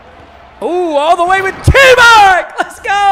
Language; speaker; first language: English; native; English